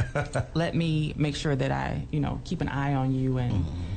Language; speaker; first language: English; native; English